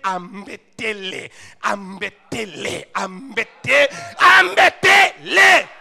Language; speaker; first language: French; non-native, local second language; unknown